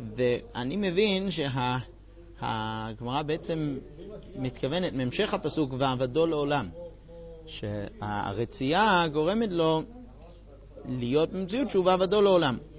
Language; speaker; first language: Hebrew; non-native, fluent; English